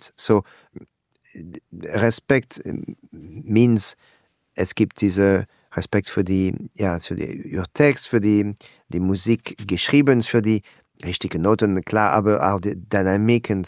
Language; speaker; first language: German; non-native, learner; French